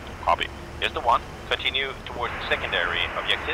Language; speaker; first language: English; non-native, fluent; Swedish